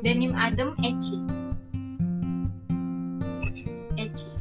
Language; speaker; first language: Turkish; non-native, learner; Indonesian